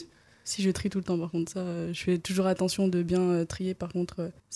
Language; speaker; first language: French; native; French